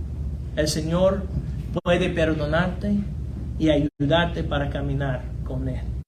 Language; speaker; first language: Spanish; non-native, fluent; English